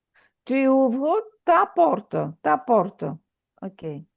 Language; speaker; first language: French; non-native, fluent; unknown